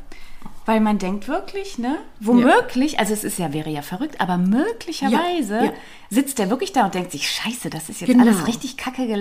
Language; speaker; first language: German; native; German